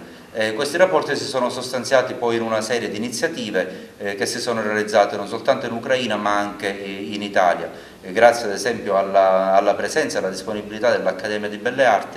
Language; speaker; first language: Italian; native; Italian